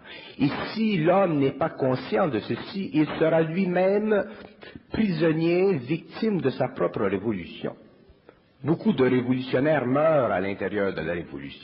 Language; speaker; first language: French; native; French